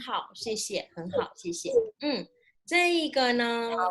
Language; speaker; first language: Chinese; non-native, fluent; Indonesian